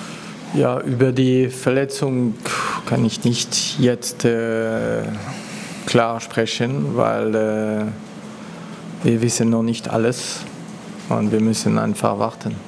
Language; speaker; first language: German; non-native, learner; French